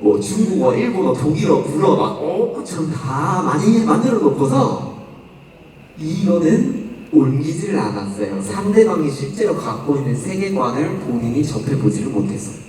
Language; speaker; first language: Korean; non-native, fluent; English